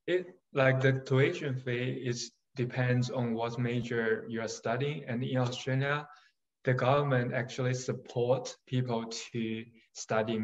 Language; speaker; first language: English; non-native, fluent; Chinese